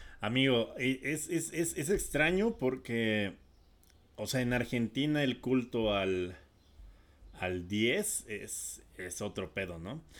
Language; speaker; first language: Spanish; native; Spanish